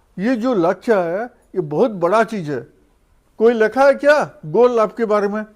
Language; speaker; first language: Hindi; non-native, local second language; Odia